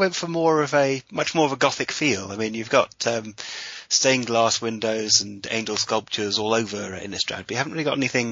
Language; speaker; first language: English; native; English